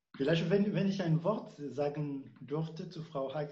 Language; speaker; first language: German; non-native, fluent; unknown